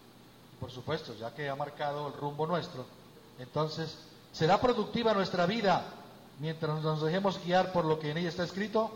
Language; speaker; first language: Spanish; native; Spanish